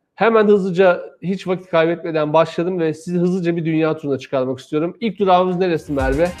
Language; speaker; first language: Turkish; native; Turkish